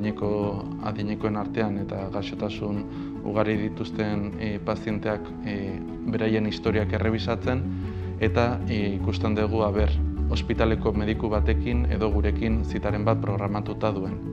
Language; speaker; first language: Basque; native; Basque